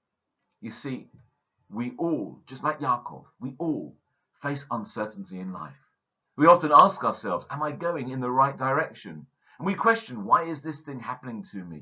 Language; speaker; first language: English; native; English